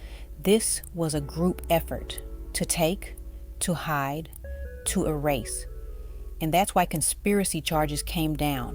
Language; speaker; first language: English; native; English